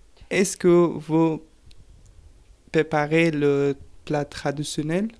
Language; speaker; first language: French; non-native, learner; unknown